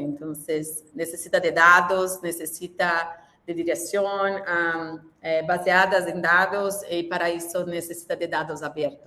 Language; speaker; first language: Spanish; non-native, learner; Portuguese